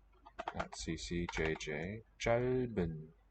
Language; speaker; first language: Korean; non-native, learner; English